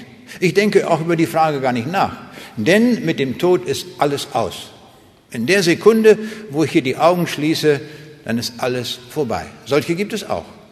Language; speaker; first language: German; native; German